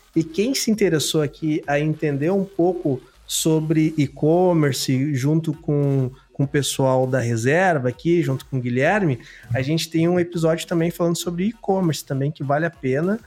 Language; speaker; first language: Portuguese; native; Portuguese